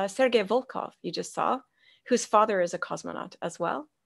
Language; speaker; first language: English; native; English